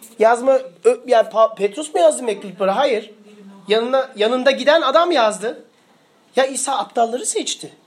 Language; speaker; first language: Turkish; early bilingual, heritage; Turkish